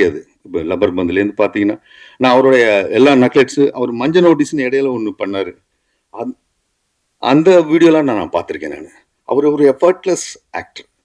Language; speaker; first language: Tamil; native; Tamil